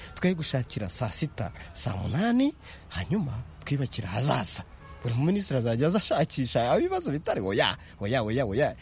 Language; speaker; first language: Kinyarwanda; native; Kinyarwanda